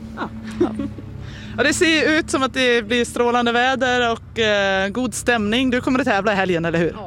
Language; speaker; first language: Swedish; native; Swedish